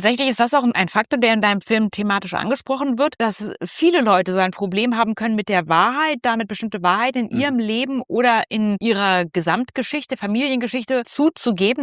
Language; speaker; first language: German; native; German